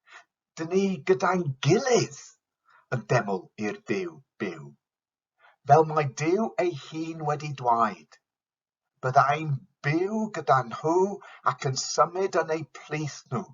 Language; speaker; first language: Welsh; non-native, fluent; English